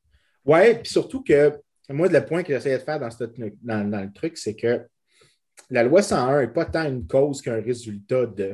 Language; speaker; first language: French; native; French